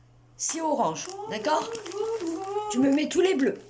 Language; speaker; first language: French; native; French